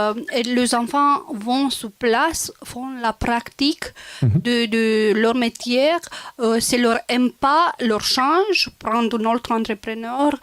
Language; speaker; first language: French; non-native, local second language; Romanian